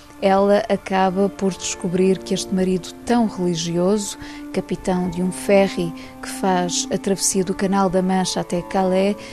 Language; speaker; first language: Portuguese; native; Portuguese